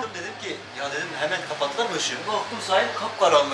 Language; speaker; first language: Turkish; native; Turkish